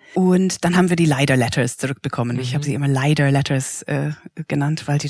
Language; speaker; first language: German; non-native, fluent; English